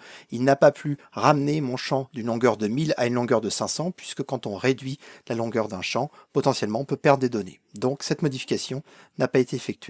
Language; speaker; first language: French; native; French